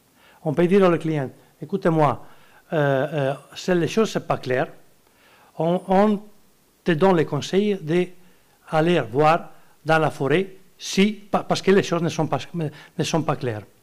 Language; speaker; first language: French; non-native, learner; Italian